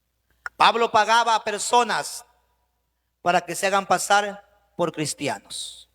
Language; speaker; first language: Spanish; native; Spanish